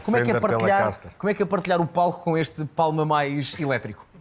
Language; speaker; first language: Portuguese; native; Portuguese